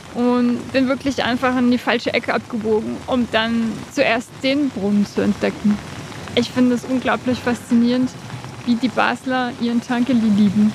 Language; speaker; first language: German; early bilingual, other home language; Bosnian